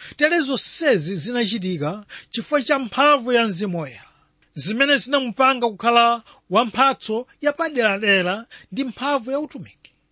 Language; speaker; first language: Nyanja; non-native, local second language; Tumbuka